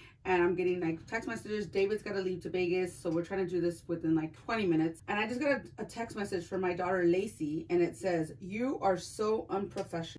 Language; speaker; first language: English; early bilingual, other home language; Spanish